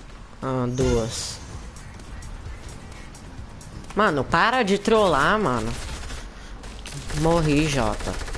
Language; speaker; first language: Portuguese; native; Portuguese